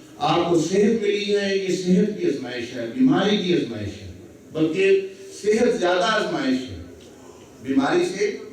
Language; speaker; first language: Urdu; non-native, local second language; Punjabi